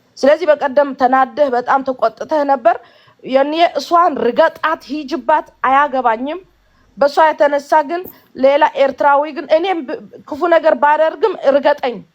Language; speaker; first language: Amharic; non-native, fluent; Tigrinya